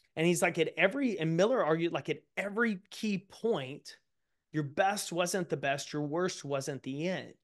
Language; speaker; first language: English; native; English